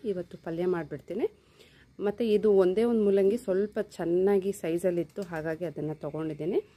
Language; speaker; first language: Kannada; non-native, local second language; Telugu